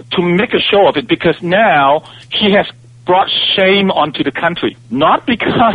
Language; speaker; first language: English; non-native, local second language; Cantonese